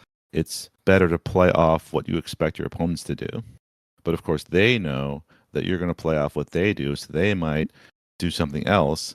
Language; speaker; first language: English; native; English